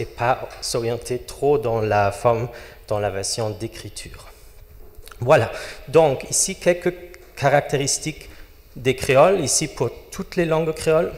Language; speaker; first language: French; non-native, fluent; German